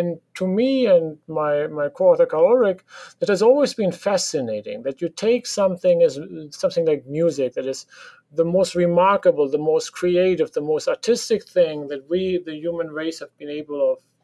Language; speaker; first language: English; non-native, fluent; German